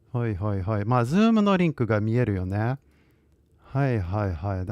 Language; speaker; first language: Japanese; non-native, fluent; English